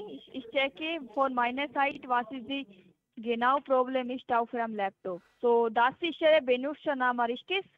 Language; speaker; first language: German; non-native, learner; Hindi